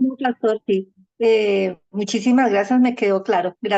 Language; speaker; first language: Spanish; native; Spanish